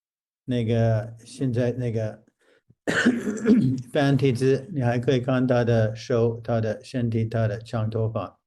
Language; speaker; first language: Chinese; non-native, fluent; English